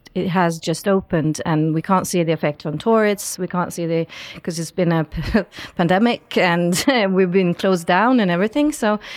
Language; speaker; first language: English; non-native, fluent; Norwegian